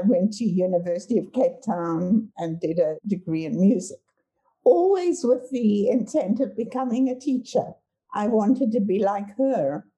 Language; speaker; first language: English; native; English